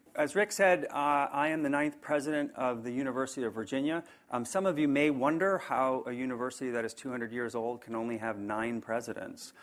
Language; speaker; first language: English; native; English